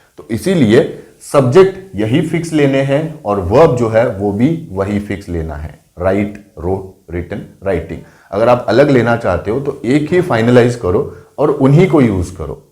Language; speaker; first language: Hindi; non-native, local second language; Marathi